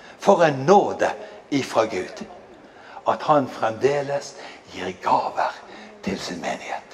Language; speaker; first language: Norwegian; native; Norwegian